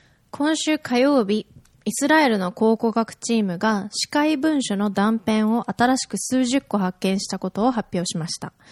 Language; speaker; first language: Japanese; early bilingual, heritage; Japanese